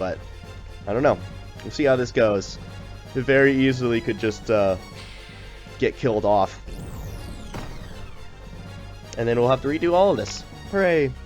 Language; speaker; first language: English; native; English